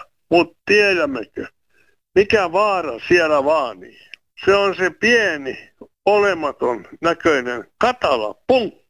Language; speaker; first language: Finnish; native; Finnish